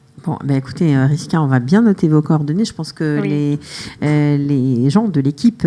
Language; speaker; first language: French; native; French